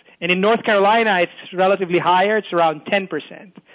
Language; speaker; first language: English; non-native, local second language; Filipino